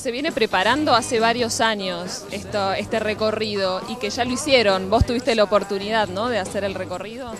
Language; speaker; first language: Spanish; native; Spanish